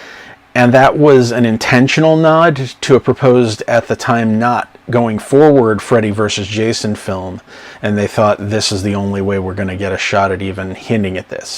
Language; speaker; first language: English; native; English